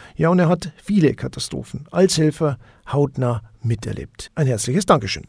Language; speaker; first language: German; native; German